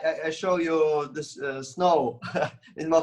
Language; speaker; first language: English; non-native, learner; Russian